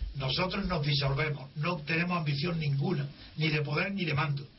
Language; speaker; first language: Spanish; native; Spanish